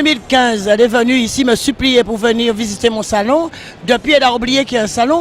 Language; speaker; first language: French; native; French